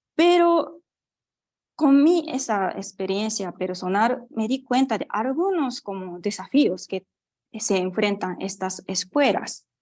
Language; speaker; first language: Spanish; non-native, fluent; Japanese